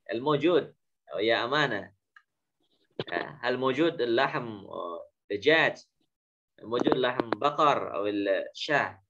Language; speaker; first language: Arabic; non-native, fluent; Indonesian